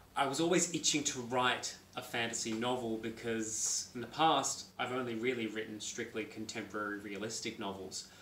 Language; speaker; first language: English; native; English